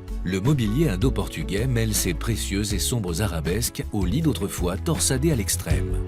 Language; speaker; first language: French; native; French